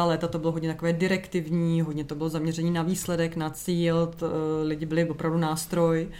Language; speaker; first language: Czech; native; Czech